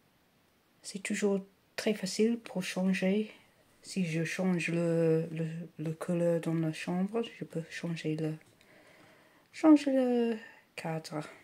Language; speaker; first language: French; non-native, learner; English